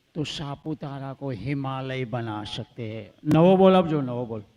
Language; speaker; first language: Hindi; non-native, local second language; Gujarati